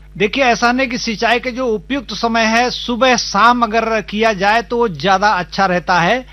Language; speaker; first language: Hindi; native; Hindi